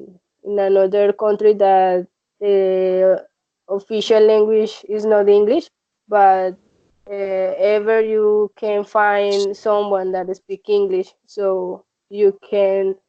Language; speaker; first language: English; non-native, learner; Spanish